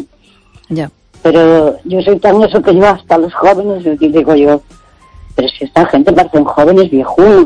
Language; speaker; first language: Spanish; native; Spanish